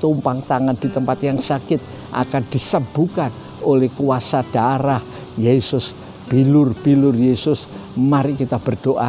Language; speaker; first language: Indonesian; native; Indonesian